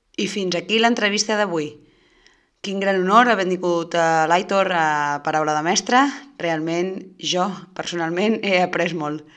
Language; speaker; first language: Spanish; non-native, local second language; Catalan